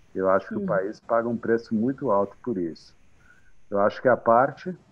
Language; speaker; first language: Portuguese; non-native, fluent; Arabic